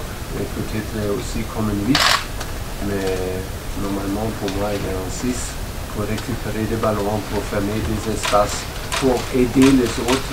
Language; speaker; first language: French; non-native, learner; German